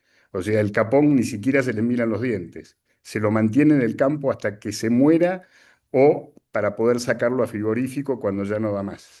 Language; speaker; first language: Spanish; native; Spanish